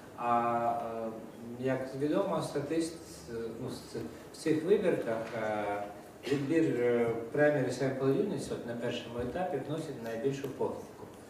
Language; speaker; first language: Ukrainian; non-native, local second language; Russian